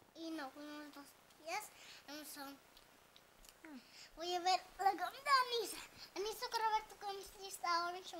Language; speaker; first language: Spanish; early bilingual, heritage; Spanish